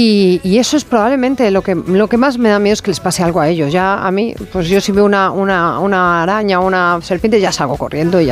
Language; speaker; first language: Spanish; native; Spanish